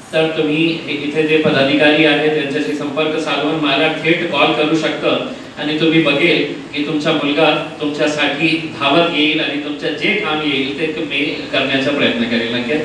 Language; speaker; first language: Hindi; non-native, local second language; Urdu